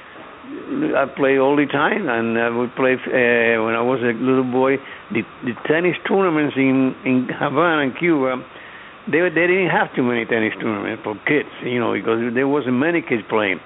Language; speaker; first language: English; non-native, fluent; Spanish